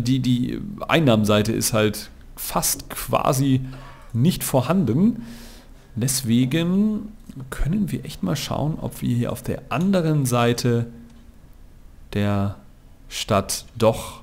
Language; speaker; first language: German; native; German